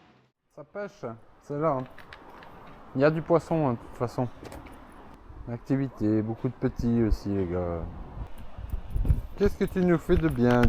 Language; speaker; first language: French; native; French